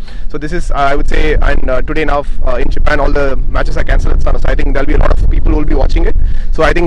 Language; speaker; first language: English; non-native, local second language; Tamil